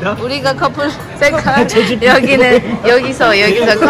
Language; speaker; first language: Korean; non-native, learner; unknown